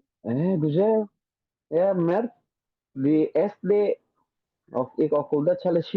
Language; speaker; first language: Turkish; non-native, fluent; Indonesian